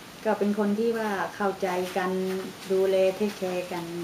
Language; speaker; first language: Thai; native; Thai